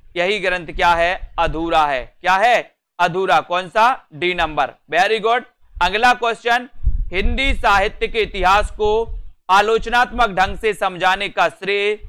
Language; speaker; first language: Hindi; native; Hindi